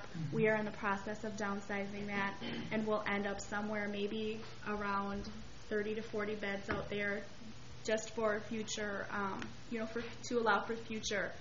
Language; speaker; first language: English; native; English